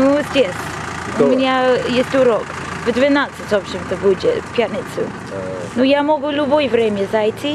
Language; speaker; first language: Russian; non-native, learner; English